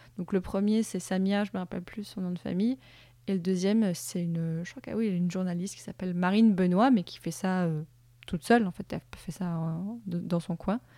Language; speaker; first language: French; native; French